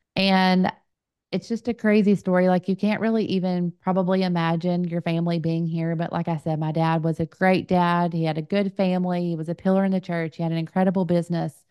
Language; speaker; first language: English; native; English